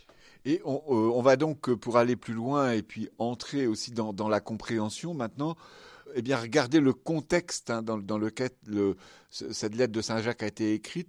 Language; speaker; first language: French; native; French